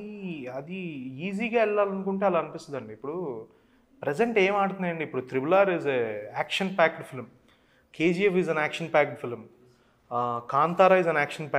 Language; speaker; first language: Telugu; native; Telugu